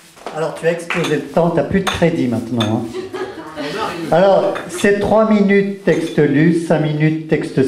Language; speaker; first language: French; native; French